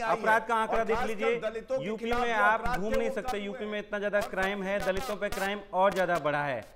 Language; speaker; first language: Hindi; native; Hindi